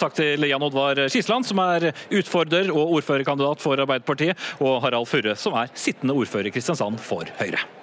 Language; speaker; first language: Norwegian; native; Norwegian